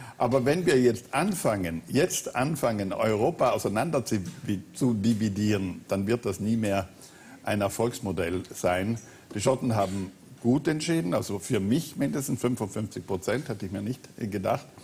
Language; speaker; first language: German; native; German